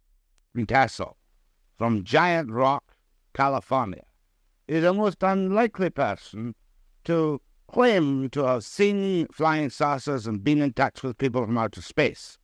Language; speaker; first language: English; native; English